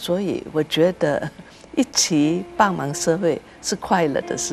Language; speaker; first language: Chinese; early bilingual, heritage; Chinese